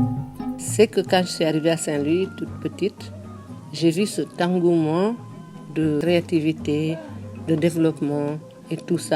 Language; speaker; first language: French; non-native, local second language; Wolof